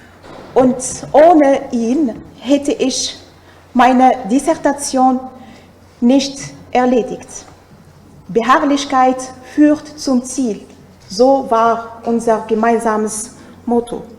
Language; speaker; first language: German; non-native, fluent; Arabic